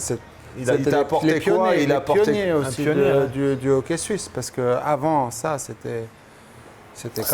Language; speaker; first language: French; native; French